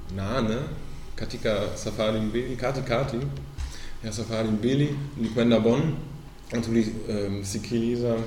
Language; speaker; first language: Swahili; non-native, fluent; German